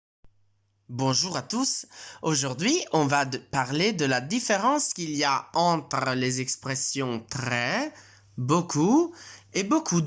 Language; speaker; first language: French; non-native, fluent; Italian